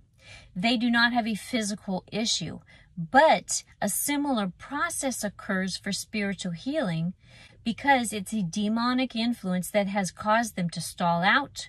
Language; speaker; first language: English; native; English